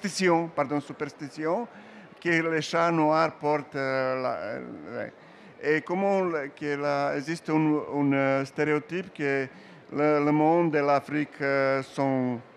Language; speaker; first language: French; non-native, learner; Serbian